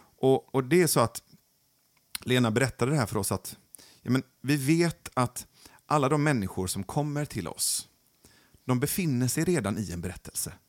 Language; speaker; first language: Swedish; early bilingual, other home language; Persian